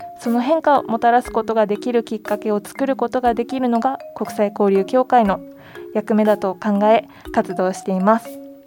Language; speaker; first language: Japanese; native; Japanese